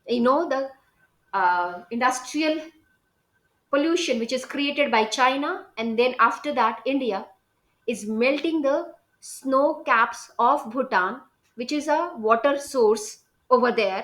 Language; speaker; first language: English; non-native, local second language; Hindi